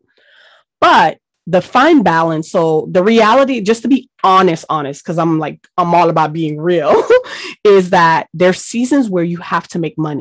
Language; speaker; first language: English; early bilingual, other home language; Haitian Creole